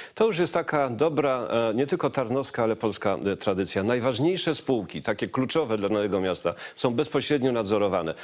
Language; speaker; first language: Polish; native; Polish